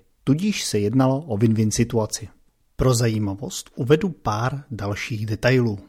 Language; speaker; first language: Czech; native; Czech